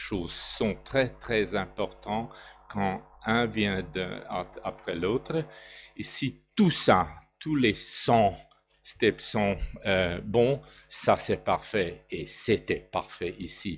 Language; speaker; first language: French; non-native, learner; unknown